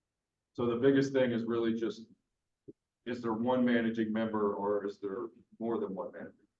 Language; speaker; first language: English; native; English